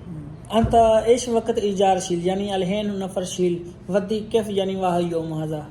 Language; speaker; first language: Arabic; non-native, learner; Urdu